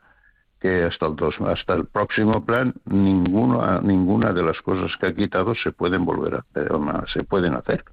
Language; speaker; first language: Spanish; native; Spanish